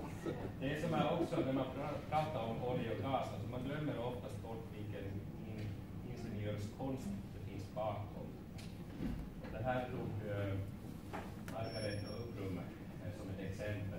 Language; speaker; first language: Swedish; non-native, fluent; Finnish